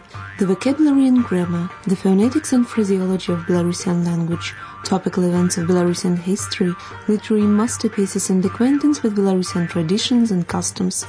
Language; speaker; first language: English; non-native, fluent; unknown